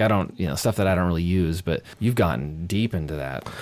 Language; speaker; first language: English; native; English